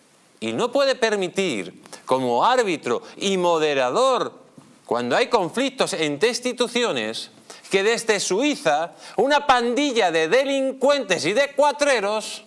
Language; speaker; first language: Spanish; native; Spanish